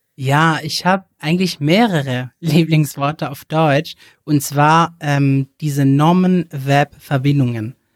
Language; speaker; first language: German; non-native, fluent; Spanish